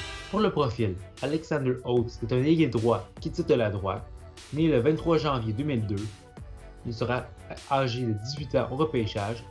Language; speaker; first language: French; native; French